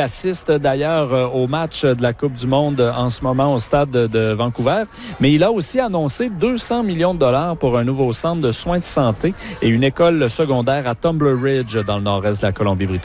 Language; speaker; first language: French; native; French